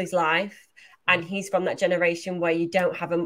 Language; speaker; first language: English; native; English